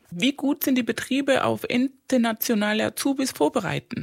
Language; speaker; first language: German; non-native, fluent; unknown